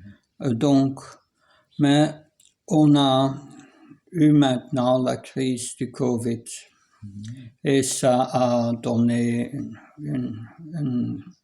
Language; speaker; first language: French; non-native, fluent; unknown